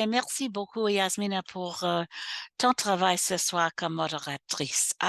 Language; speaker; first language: French; non-native, local second language; English